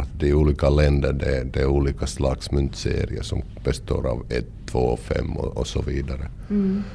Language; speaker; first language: Swedish; non-native, local second language; Finnish